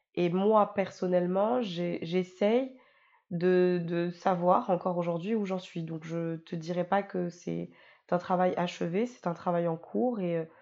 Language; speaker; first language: French; native; French